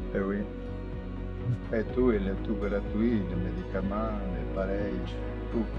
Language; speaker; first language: French; non-native, learner; Italian